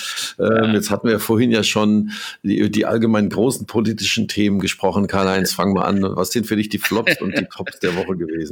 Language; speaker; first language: German; native; German